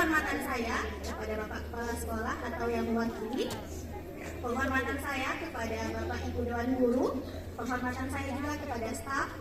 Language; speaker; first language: Indonesian; native; Indonesian